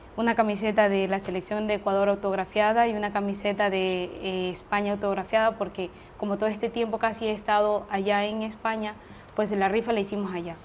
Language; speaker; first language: Spanish; native; Spanish